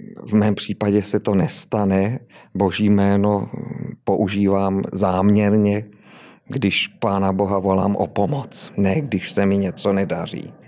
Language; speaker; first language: Czech; native; Czech